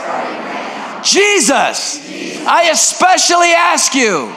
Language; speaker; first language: English; non-native, fluent; Greek